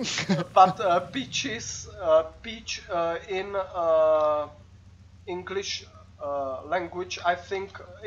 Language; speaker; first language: English; non-native, learner; Czech